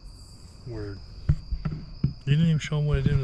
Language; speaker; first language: English; native; English